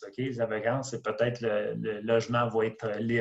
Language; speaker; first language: French; native; French